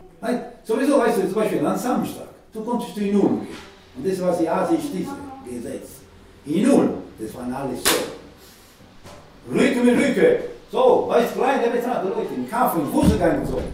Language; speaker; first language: German; non-native, learner; Italian